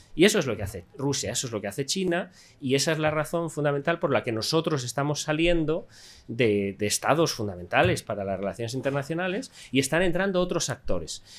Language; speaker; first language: Spanish; native; Spanish